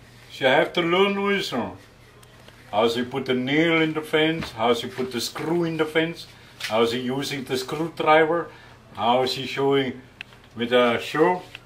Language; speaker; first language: English; non-native, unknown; German